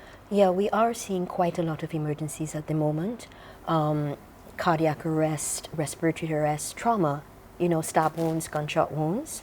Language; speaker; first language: English; native; English